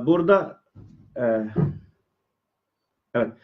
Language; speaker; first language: Turkish; non-native, learner; Uyghur